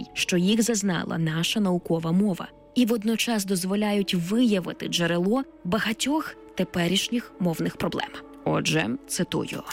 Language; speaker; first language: Ukrainian; native; Ukrainian